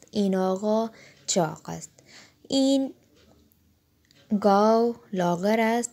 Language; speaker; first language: Persian; non-native, fluent; Urdu